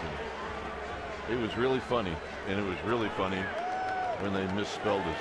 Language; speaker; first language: English; native; English